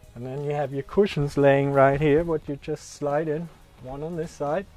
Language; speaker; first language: English; non-native, fluent; German